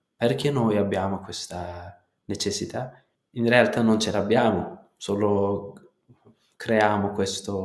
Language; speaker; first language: Italian; non-native, fluent; Turkish